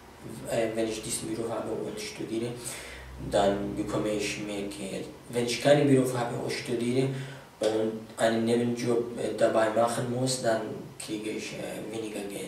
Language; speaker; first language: German; non-native, fluent; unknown